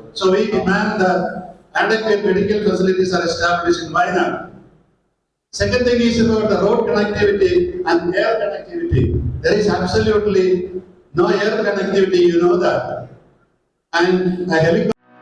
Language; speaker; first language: English; non-native, local second language; Malayalam